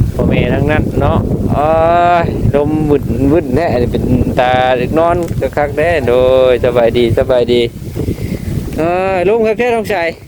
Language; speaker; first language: Thai; native; Thai